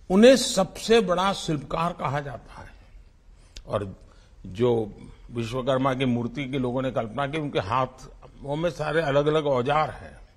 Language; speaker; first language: Hindi; non-native, local second language; Gujarati